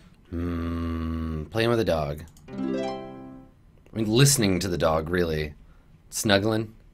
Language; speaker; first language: English; native; English